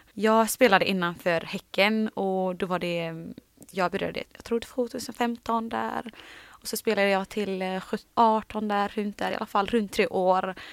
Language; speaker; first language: Swedish; early bilingual, other home language; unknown